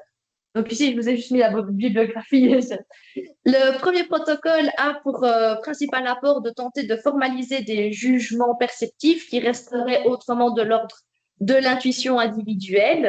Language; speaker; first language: French; native; French